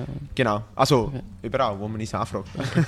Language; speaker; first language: German; native; German